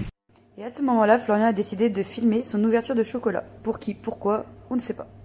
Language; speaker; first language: French; native; French